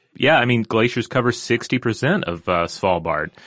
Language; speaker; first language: English; native; English